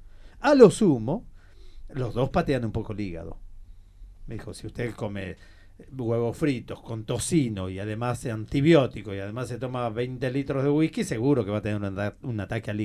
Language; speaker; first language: Spanish; native; Spanish